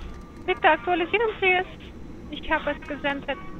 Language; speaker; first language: German; non-native, learner; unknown